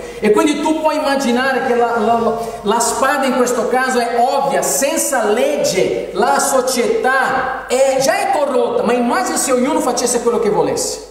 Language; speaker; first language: Italian; non-native, fluent; Portuguese